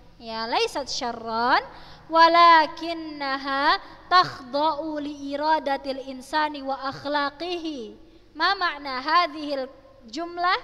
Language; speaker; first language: Arabic; non-native, fluent; Indonesian